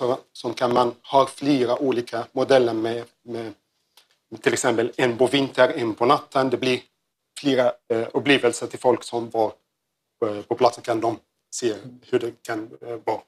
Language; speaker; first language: Swedish; non-native, learner; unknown